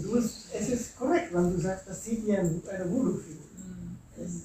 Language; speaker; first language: German; non-native, fluent; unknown